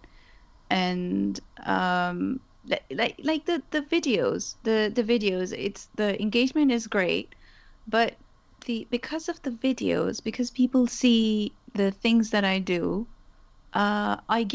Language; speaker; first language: English; non-native, local second language; Urdu